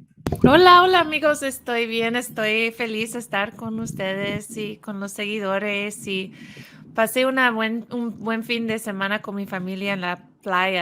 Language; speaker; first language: Spanish; non-native, fluent; English